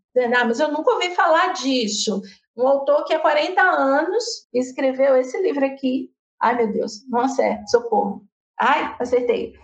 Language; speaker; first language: Portuguese; native; Portuguese